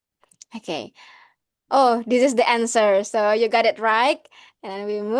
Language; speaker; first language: English; non-native, learner; Indonesian